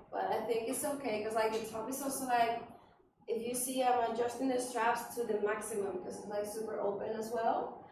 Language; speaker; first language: English; non-native, fluent; Spanish